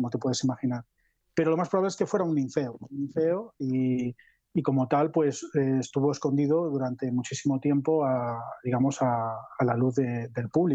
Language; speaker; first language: Spanish; native; Spanish